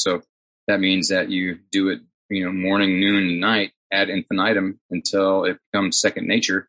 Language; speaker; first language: English; native; English